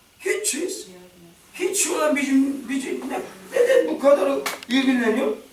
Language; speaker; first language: Turkish; non-native, learner; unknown